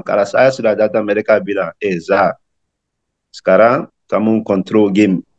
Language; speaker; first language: Indonesian; non-native, learner; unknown